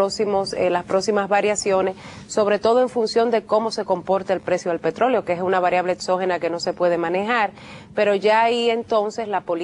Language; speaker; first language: Spanish; native; Spanish